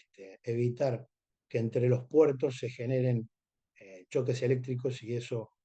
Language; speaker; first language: Spanish; native; Spanish